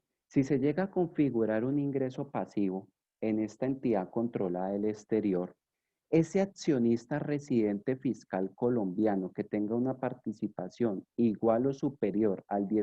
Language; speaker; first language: Spanish; native; Spanish